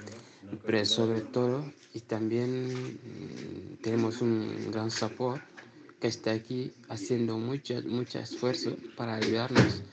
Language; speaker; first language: Spanish; non-native, learner; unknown